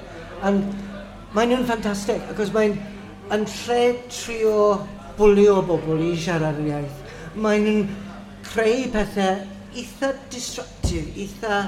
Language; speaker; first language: Welsh; non-native, fluent; English